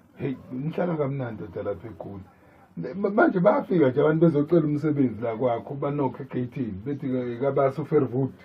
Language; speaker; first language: Zulu; native; Zulu